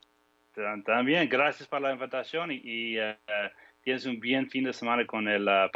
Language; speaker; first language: Spanish; non-native, fluent; English